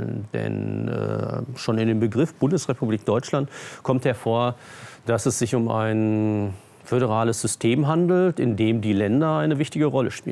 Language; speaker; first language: German; native; German